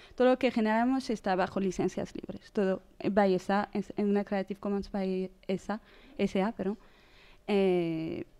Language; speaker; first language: Spanish; non-native, fluent; French